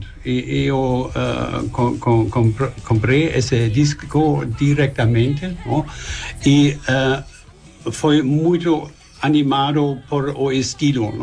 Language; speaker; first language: Portuguese; non-native, learner; German